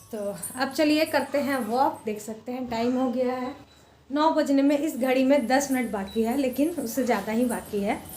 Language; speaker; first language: Hindi; non-native, local second language; Bangla